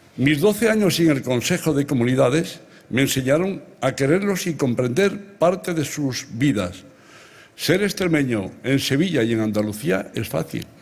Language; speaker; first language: Spanish; native; Spanish